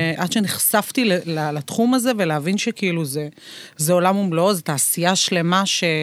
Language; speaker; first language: Hebrew; native; Hebrew